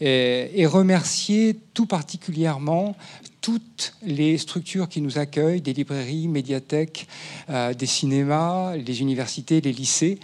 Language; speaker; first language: French; native; French